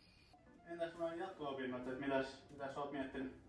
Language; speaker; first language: Finnish; native; Finnish